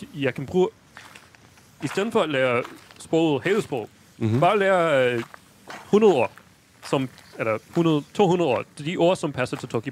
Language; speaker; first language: Danish; non-native, fluent; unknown